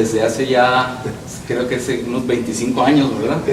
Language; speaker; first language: Spanish; native; Spanish